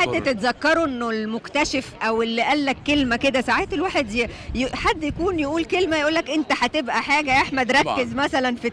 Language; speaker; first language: Arabic; native; Arabic